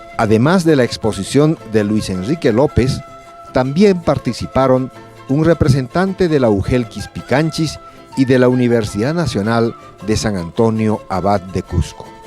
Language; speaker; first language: Spanish; native; Spanish